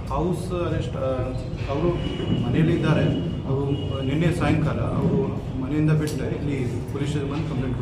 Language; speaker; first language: Kannada; non-native, fluent; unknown